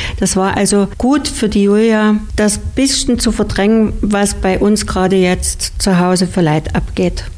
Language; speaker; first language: German; native; German